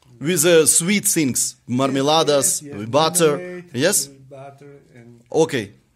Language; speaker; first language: English; non-native, learner; Russian